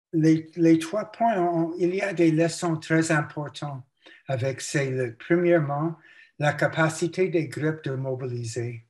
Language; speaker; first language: French; non-native, fluent; English